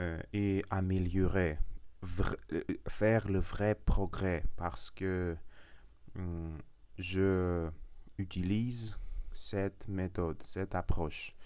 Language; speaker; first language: French; non-native, learner; Russian